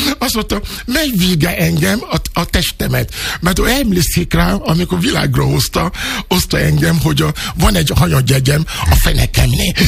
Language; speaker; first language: Hungarian; non-native, learner; Yoruba